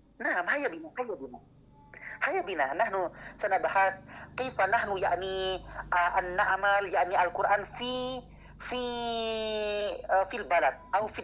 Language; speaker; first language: Arabic; non-native, learner; Indonesian